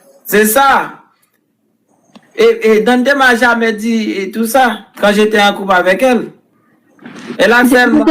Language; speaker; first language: French; non-native, local second language; Haitian Creole